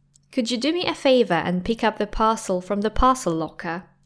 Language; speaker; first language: English; non-native, fluent; Polish